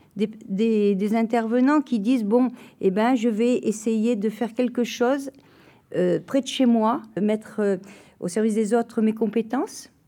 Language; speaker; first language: French; native; French